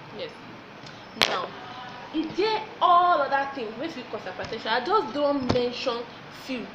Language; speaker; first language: Nigerian Pidgin; non-native, local second language; Yoruba